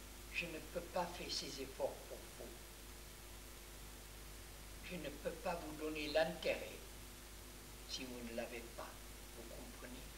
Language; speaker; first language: French; non-native, fluent; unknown